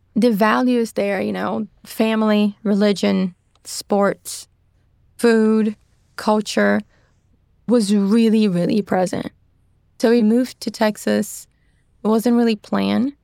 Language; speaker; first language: English; non-native, fluent; Portuguese